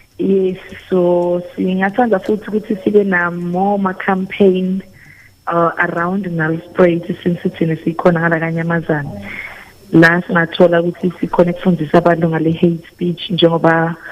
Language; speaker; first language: Zulu; non-native, local second language; Swati